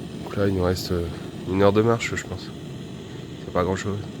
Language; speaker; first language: French; native; French